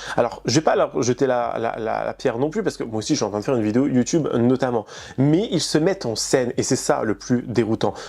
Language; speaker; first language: French; native; French